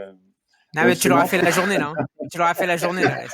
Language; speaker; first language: French; native; French